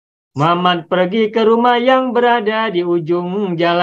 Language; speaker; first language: Indonesian; native; Indonesian